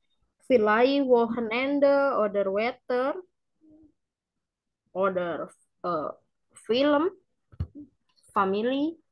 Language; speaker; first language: German; non-native, learner; Indonesian